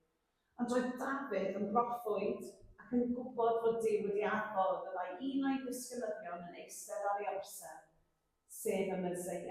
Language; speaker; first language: Welsh; native; Welsh